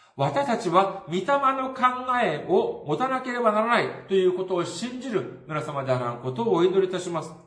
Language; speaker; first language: Japanese; non-native, fluent; Korean